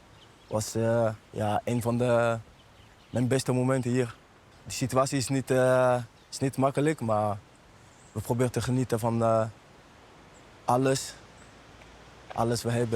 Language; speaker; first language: Dutch; non-native, learner; French